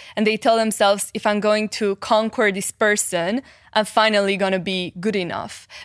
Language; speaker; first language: English; non-native, fluent; Romanian